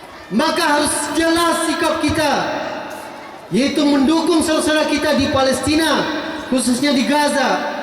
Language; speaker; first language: Indonesian; native; Indonesian